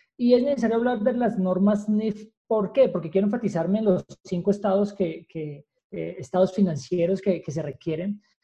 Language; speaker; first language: Spanish; native; Spanish